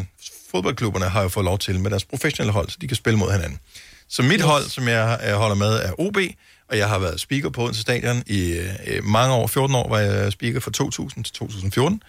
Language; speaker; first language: Danish; native; Danish